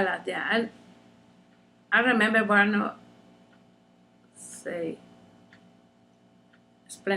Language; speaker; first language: English; non-native, learner; Spanish